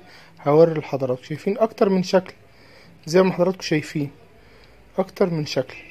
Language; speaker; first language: Arabic; native; Arabic